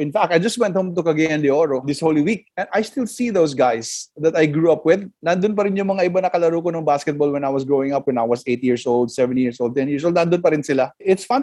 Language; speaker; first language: English; non-native, local second language; Cebuano